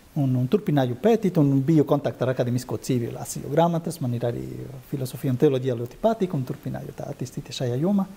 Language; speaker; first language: Latvian; non-native, fluent; Spanish